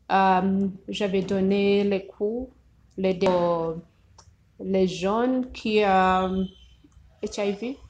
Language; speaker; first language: French; non-native, learner; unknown